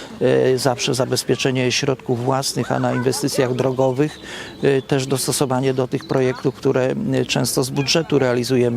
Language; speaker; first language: Polish; native; Polish